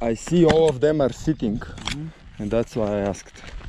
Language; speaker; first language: English; non-native, fluent; Bulgarian